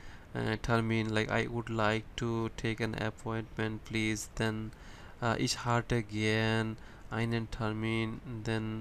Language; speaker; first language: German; non-native, fluent; Bangla